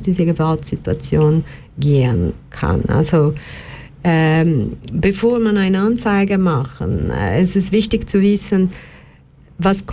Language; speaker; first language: German; non-native, fluent; Portuguese